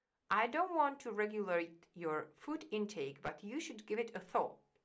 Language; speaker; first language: English; non-native, fluent; Czech